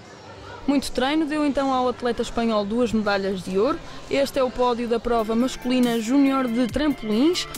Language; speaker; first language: Portuguese; native; Portuguese